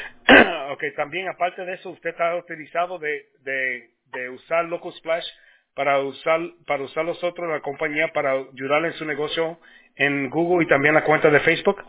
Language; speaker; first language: Spanish; early bilingual, heritage; Spanish